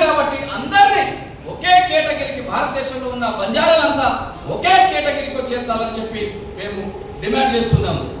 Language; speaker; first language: Telugu; non-native, local second language; Lambadi